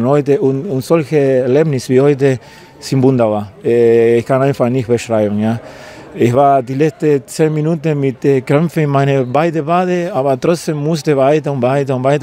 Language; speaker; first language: German; non-native, fluent; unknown